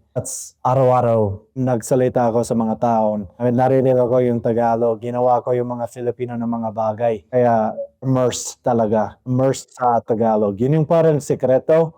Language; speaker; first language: Filipino; non-native, fluent; English